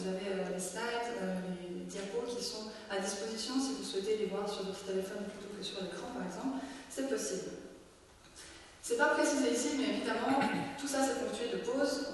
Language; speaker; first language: French; native; French